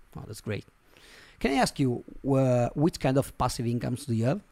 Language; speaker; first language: English; non-native, fluent; Italian